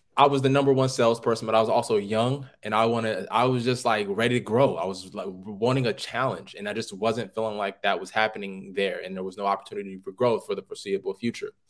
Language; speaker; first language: English; native; English